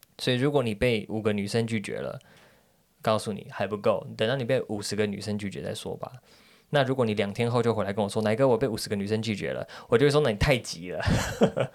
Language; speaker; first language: Chinese; native; Chinese